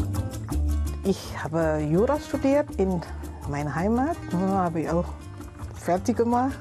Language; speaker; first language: German; non-native, learner; Indonesian